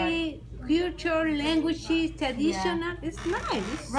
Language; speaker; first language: English; non-native, learner; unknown